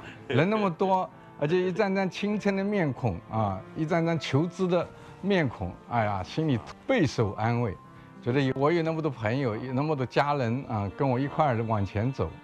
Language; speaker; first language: Chinese; non-native, local second language; Wu Chinese